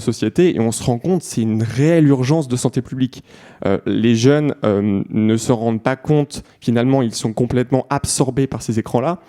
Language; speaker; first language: French; native; French